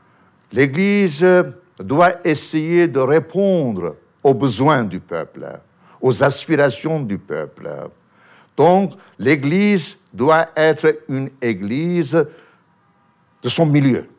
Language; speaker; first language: French; non-native, fluent; Armenian